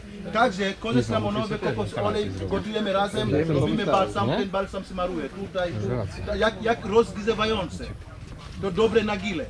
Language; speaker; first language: Polish; non-native, learner; Swahili